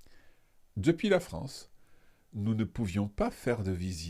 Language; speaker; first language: French; non-native, fluent; English